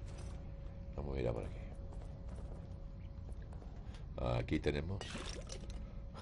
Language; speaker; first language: Spanish; native; Spanish